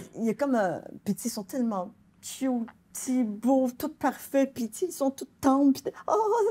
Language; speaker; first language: French; native; French